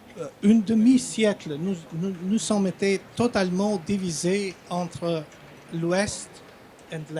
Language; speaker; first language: French; non-native, fluent; Albanian